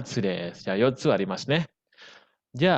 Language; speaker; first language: Japanese; non-native, fluent; Indonesian